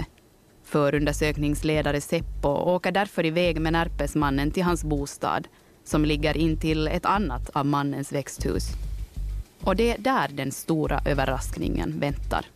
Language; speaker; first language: Swedish; native; Swedish